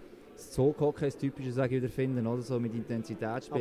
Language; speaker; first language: German; native; German